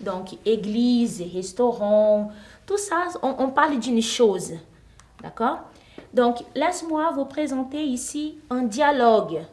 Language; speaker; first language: French; non-native, fluent; Portuguese